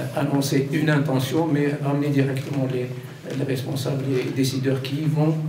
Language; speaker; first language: French; non-native, local second language; Arabic